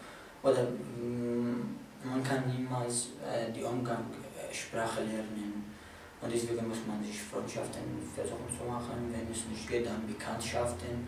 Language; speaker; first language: German; non-native, fluent; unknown